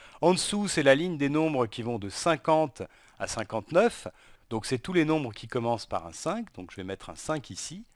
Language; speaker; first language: French; native; French